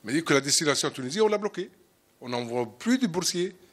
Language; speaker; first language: French; non-native, local second language; Arabic